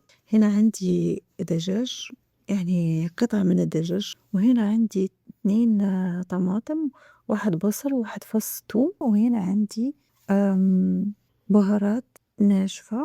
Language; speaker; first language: Arabic; native; Arabic